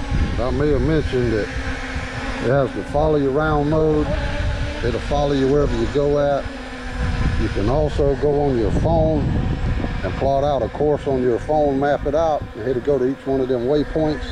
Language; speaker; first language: English; native; English